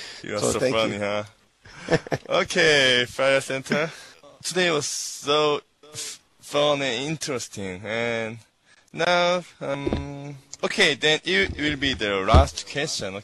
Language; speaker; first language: English; non-native, learner; Korean